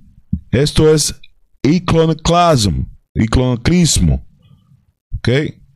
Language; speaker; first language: Portuguese; non-native, fluent; Spanish